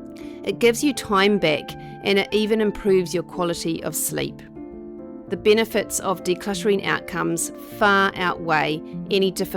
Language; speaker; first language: English; native; English